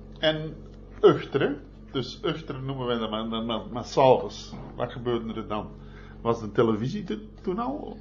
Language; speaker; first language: Dutch; native; Dutch